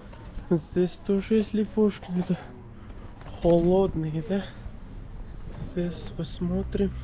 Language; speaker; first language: Russian; non-native, learner; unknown